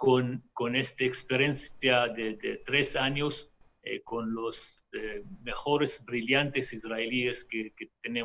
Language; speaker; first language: Spanish; non-native, fluent; Hebrew